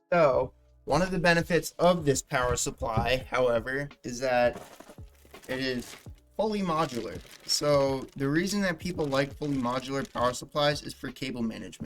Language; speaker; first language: English; native; English